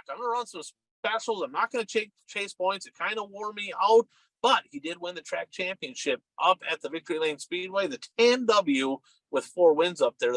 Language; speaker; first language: English; native; English